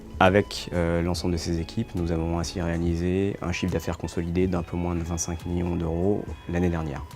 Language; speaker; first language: French; native; French